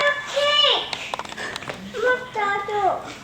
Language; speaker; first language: Korean; early bilingual, heritage; Korean